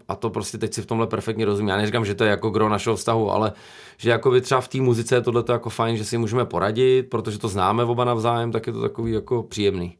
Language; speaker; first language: Czech; native; Czech